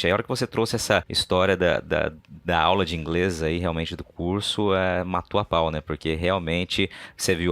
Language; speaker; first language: Portuguese; native; Portuguese